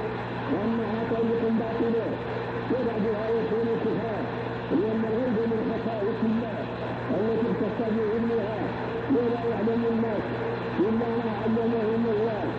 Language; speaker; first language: Arabic; native; Arabic